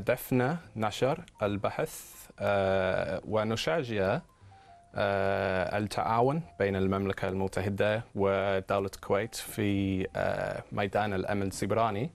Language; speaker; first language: Arabic; non-native, fluent; English